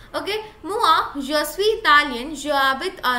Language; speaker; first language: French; non-native, learner; Hindi